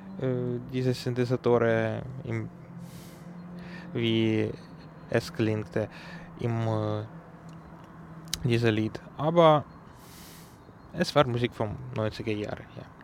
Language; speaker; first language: German; non-native, learner; Ukrainian